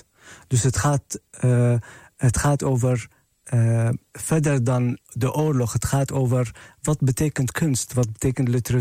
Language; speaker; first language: Dutch; non-native, fluent; Arabic